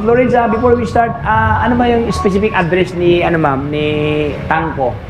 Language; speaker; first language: Filipino; native; Filipino